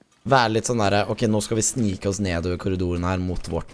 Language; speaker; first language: Norwegian; native; Norwegian